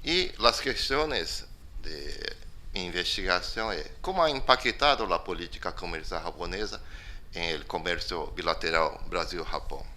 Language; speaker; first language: Spanish; non-native, fluent; Portuguese